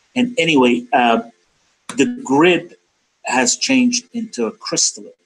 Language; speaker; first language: English; non-native, fluent; Persian